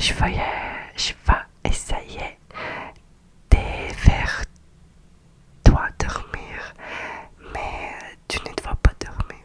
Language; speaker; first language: French; non-native, learner; Russian